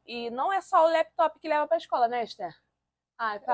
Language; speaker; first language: Portuguese; native; Portuguese